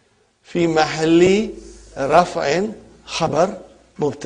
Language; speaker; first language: Arabic; non-native, fluent; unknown